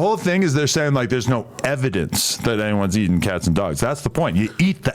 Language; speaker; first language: English; native; English